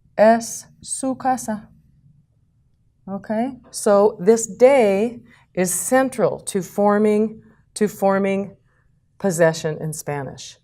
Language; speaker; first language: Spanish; non-native, fluent; English